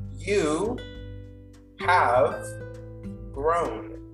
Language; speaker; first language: English; non-native, fluent; Spanish